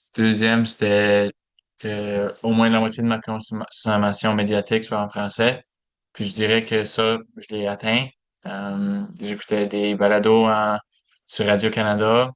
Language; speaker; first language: French; native; French